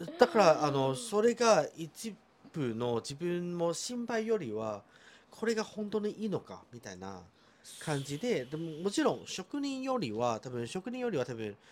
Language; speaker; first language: Japanese; non-native, fluent; Chinese